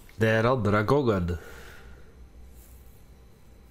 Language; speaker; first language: Swedish; non-native, learner; English